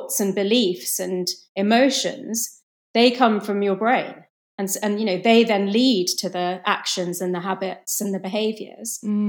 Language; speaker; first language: English; native; English